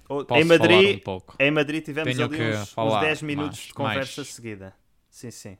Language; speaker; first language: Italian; non-native, learner; Portuguese